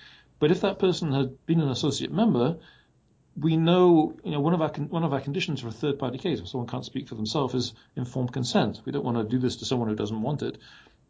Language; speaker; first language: English; native; English